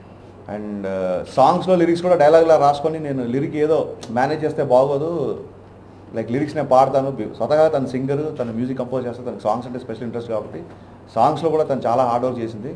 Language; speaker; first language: Telugu; native; Telugu